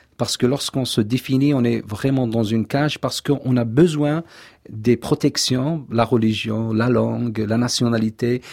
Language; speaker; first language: French; non-native, local second language; Kabyle